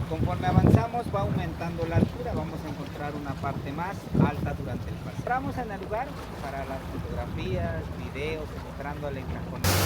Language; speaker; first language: Spanish; native; Spanish